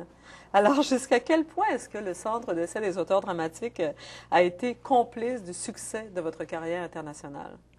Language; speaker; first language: French; native; French